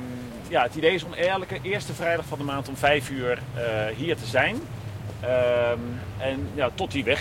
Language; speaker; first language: Dutch; native; Dutch